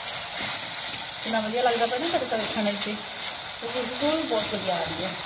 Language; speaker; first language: Hindi; non-native, local second language; Punjabi